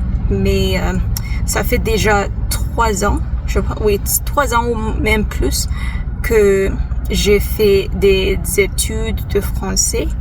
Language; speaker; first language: French; non-native, fluent; English